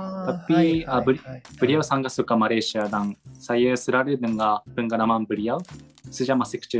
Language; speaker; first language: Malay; non-native, learner; Japanese